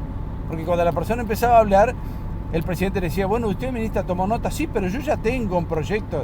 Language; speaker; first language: Spanish; native; Spanish